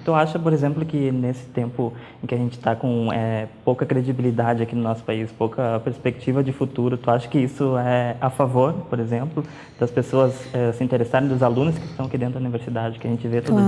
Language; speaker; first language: Portuguese; native; Portuguese